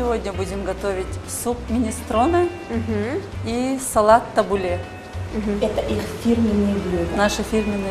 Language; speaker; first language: Russian; native; Russian